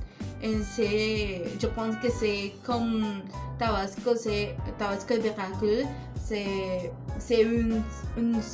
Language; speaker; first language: French; non-native, learner; Spanish